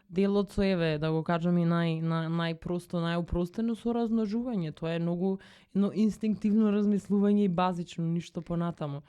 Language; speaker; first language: Macedonian; native; Macedonian